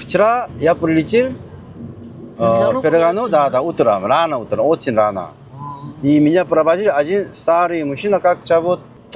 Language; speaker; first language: Russian; non-native, learner; Korean